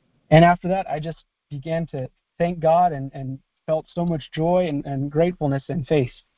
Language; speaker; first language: English; native; English